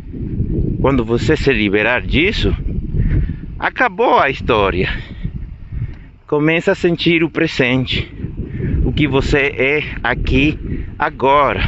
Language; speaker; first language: Portuguese; non-native, fluent; Spanish